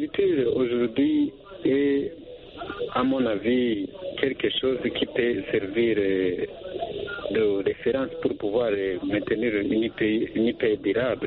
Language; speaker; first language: French; non-native, local second language; Rundi